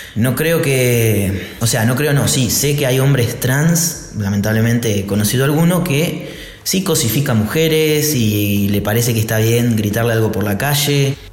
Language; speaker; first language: Spanish; native; Spanish